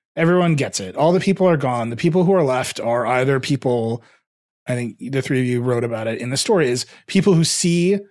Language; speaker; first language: English; early bilingual, other home language; Hindi